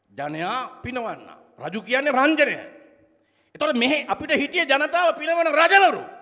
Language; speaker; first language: Sinhala; native; Sinhala